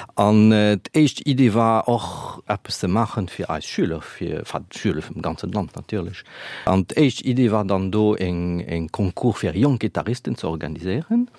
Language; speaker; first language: Luxembourgish; non-native, fluent; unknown